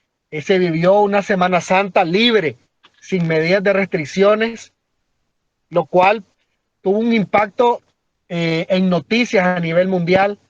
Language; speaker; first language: Spanish; native; Spanish